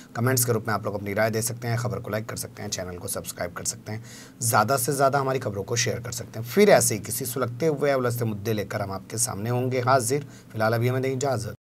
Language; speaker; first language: Urdu; native; Urdu